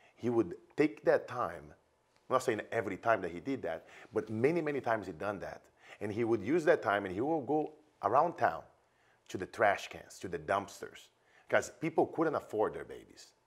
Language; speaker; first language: English; non-native, fluent; Portuguese